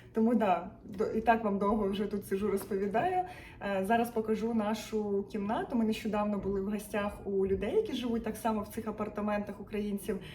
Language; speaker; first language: Ukrainian; non-native, local second language; Russian